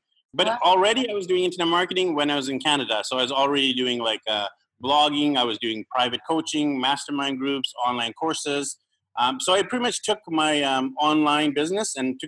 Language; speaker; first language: English; native; English